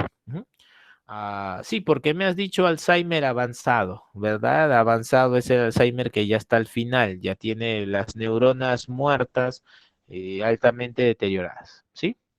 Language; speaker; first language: Spanish; native; Spanish